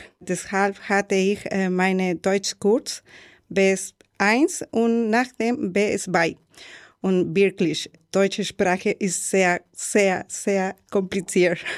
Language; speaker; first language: German; non-native, learner; Spanish